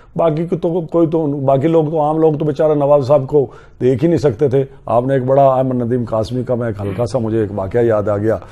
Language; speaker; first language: Urdu; non-native, local second language; Punjabi